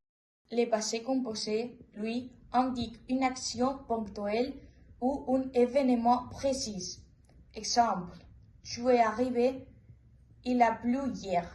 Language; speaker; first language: French; non-native, learner; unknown